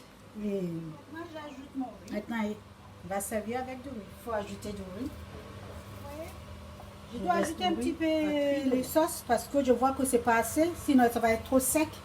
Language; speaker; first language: French; non-native, learner; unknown